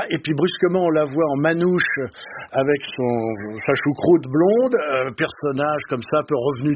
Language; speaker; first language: French; native; French